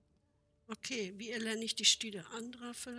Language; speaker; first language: German; native; German